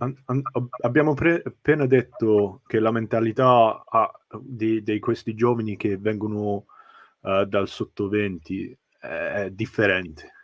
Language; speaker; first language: Italian; early bilingual, heritage; English